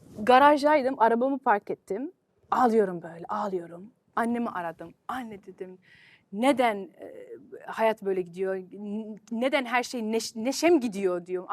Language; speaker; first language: Turkish; early bilingual, heritage; Turkish